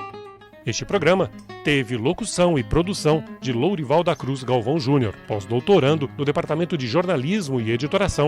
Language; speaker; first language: Portuguese; native; Portuguese